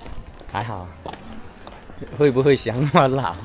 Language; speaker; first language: Chinese; non-native, fluent; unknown